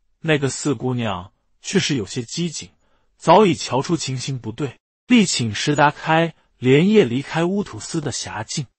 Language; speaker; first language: Chinese; native; Chinese